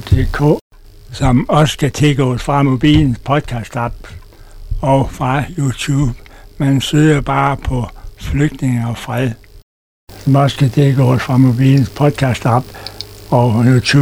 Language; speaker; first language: Danish; non-native, fluent; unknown